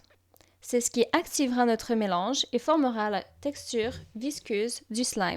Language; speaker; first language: French; native; French